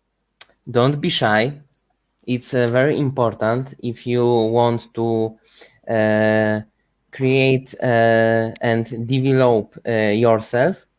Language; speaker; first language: English; non-native, learner; Ukrainian